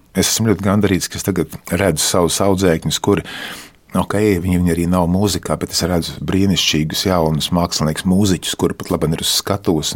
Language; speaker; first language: Latvian; native; Latvian